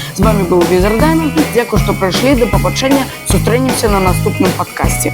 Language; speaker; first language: Belarusian; non-native, local second language; Russian